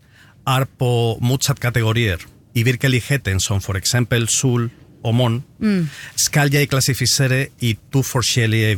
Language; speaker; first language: Norwegian; non-native, fluent; Spanish